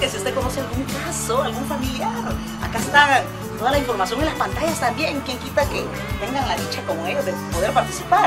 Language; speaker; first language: Spanish; native; Spanish